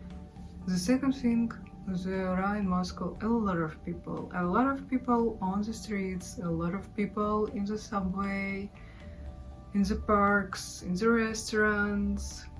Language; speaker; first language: English; non-native, learner; Russian